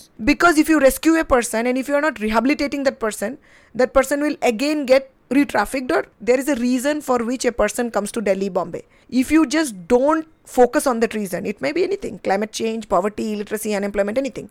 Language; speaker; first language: English; non-native, local second language; Bangla